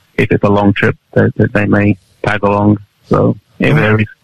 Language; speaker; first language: English; native; English